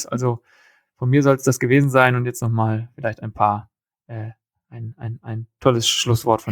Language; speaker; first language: German; native; German